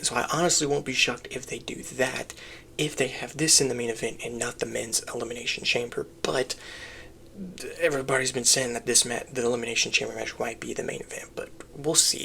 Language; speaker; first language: English; native; English